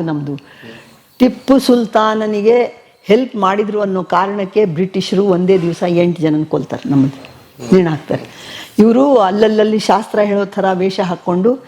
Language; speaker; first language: Kannada; non-native, local second language; Lambadi